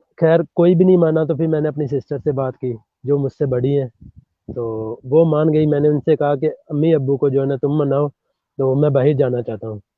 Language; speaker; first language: Urdu; non-native, local second language; Punjabi